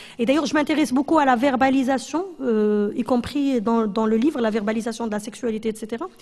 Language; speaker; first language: French; non-native, local second language; Arabic